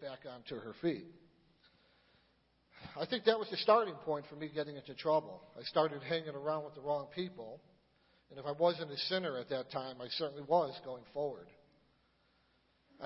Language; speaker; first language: English; native; English